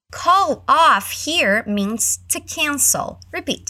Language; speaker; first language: English; early bilingual, other home language; Portuguese